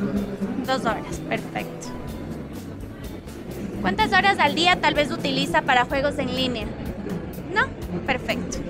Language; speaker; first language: Spanish; native; Spanish